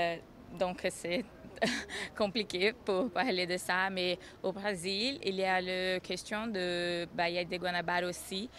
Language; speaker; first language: French; non-native, learner; Portuguese